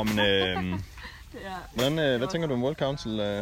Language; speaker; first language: Danish; native; Danish